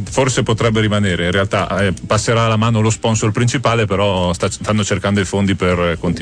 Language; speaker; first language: Italian; native; Italian